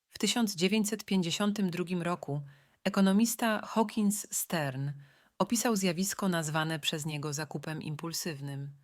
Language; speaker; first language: Polish; native; Polish